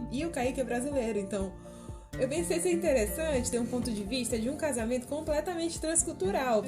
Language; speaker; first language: Portuguese; native; Portuguese